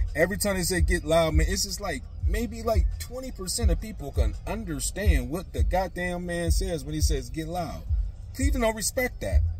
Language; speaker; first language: English; native; English